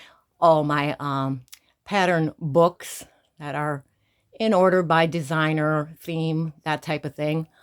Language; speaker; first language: English; native; English